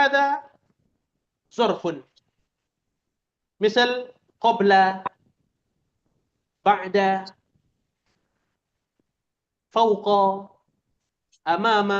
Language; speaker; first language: Arabic; non-native, fluent; Indonesian